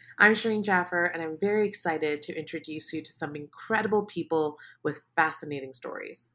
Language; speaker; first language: English; native; English